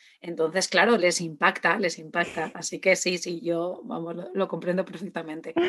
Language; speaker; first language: Spanish; native; Spanish